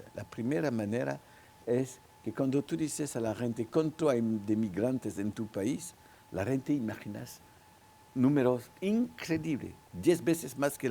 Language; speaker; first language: Spanish; non-native, local second language; French